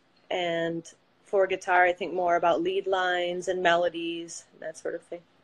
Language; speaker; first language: English; native; English